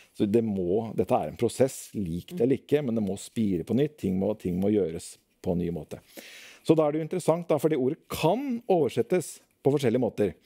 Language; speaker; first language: Norwegian; native; Norwegian